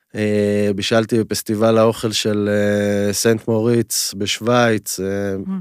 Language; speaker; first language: Hebrew; native; Hebrew